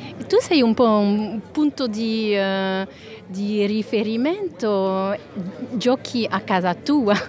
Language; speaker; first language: Italian; non-native, fluent; French